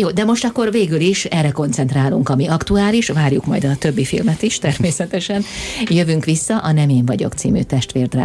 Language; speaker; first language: Hungarian; native; Hungarian